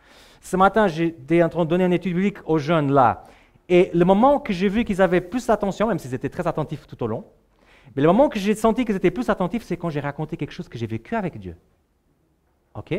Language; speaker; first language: French; native; French